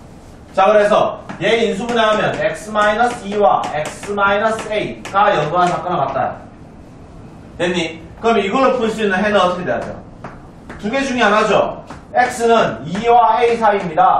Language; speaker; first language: Korean; native; Korean